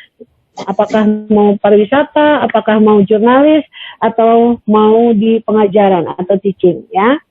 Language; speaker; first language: Indonesian; native; Indonesian